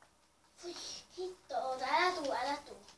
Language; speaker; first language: Finnish; native; Finnish